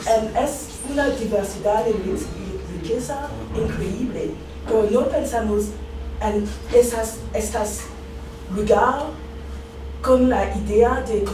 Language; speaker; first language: Spanish; non-native, learner; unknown